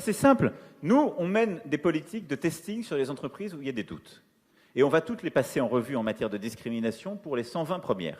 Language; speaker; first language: French; native; French